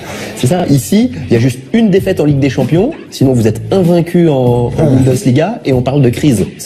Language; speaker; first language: French; native; French